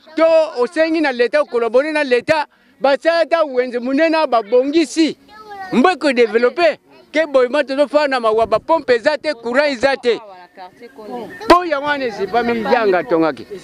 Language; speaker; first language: Lingala; native; Lingala